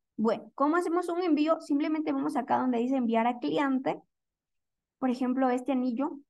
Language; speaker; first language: Spanish; native; Spanish